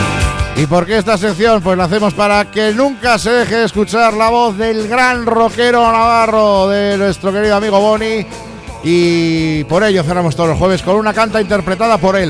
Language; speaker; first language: Spanish; native; Spanish